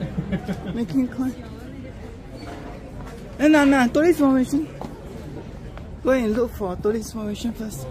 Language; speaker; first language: English; non-native, learner; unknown